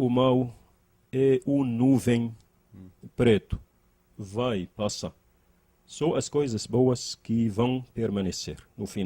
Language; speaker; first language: Portuguese; non-native, learner; Arabic